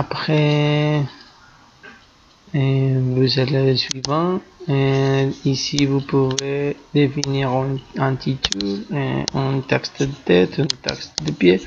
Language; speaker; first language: French; non-native, fluent; Spanish